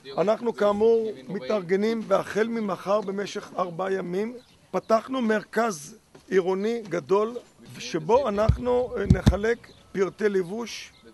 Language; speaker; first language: Hebrew; native; Hebrew